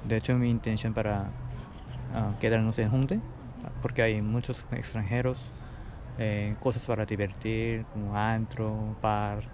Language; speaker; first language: Spanish; non-native, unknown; Korean